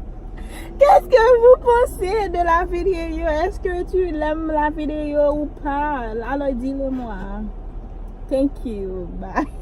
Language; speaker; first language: French; non-native, learner; Haitian Creole